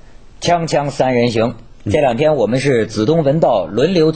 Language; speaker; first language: Chinese; native; Chinese